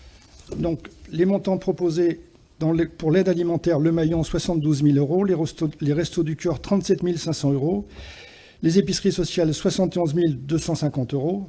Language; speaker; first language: French; native; French